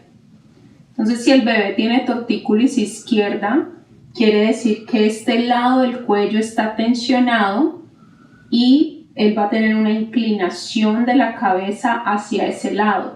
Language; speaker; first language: Spanish; native; Spanish